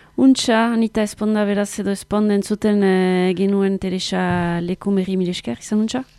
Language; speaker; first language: Basque; native; Basque